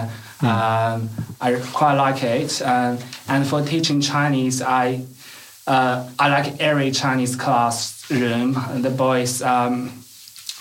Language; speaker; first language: English; non-native, learner; Chinese